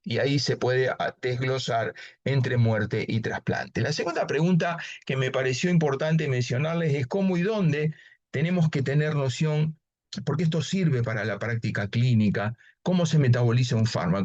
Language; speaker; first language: Spanish; native; Spanish